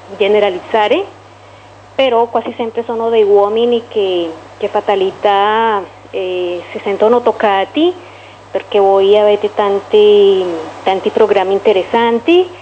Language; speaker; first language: Italian; non-native, learner; Spanish